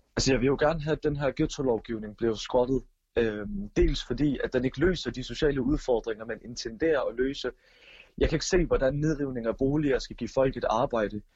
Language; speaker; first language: Danish; early bilingual, other home language; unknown